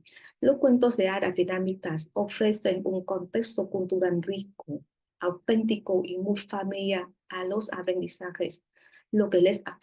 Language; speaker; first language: Spanish; non-native, fluent; Vietnamese